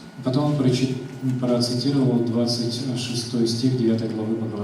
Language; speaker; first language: Russian; native; Russian